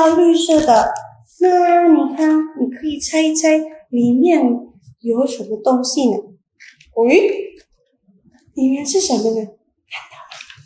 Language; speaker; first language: Chinese; non-native, fluent; Indonesian